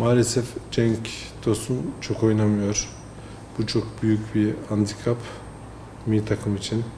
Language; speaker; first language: Turkish; early bilingual, heritage; French